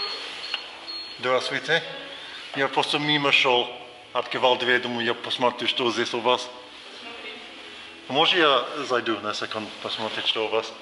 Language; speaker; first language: Russian; non-native, learner; English